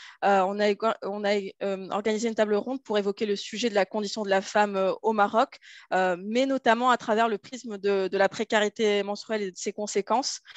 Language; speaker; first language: French; native; French